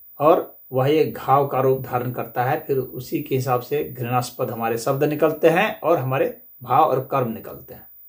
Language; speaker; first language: Hindi; native; Hindi